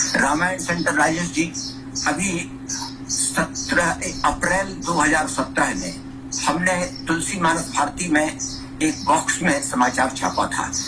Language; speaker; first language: Hindi; native; Hindi